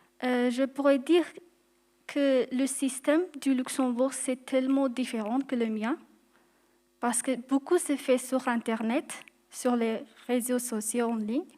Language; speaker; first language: French; non-native, fluent; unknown